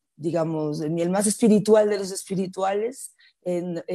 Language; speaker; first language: Spanish; native; Spanish